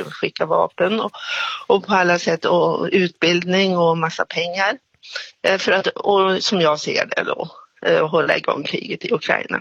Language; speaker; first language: Swedish; native; Swedish